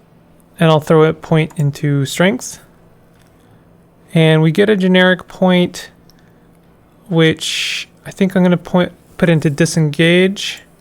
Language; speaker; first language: English; native; English